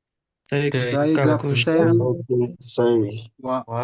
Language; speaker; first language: Japanese; non-native, learner; Indonesian